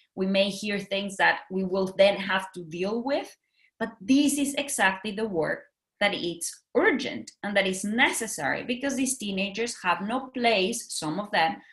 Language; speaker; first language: English; non-native, fluent; Spanish